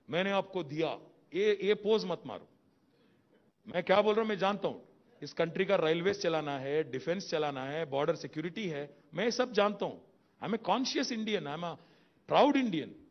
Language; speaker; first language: Hindi; non-native, local second language; Telugu